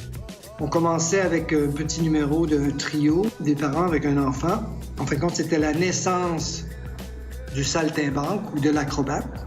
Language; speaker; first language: French; native; French